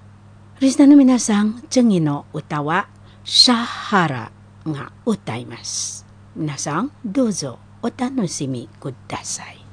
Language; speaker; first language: Japanese; non-native, fluent; Indonesian